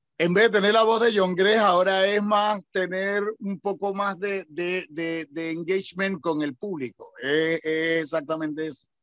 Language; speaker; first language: Spanish; native; Spanish